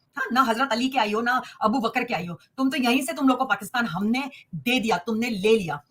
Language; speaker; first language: Hindi; native; Hindi